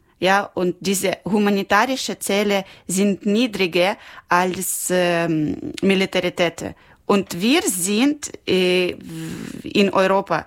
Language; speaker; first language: German; non-native, learner; Ukrainian